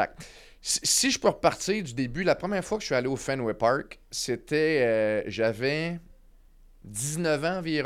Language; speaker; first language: French; native; French